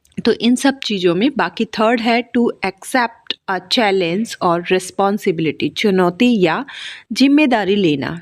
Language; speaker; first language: Hindi; native; Hindi